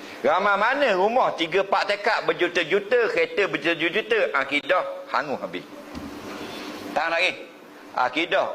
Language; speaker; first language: Malay; native; Malay